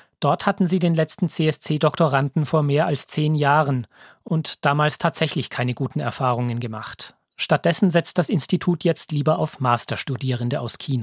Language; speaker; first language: German; native; German